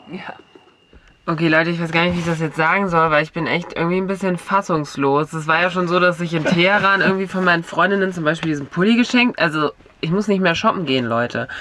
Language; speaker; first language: German; native; German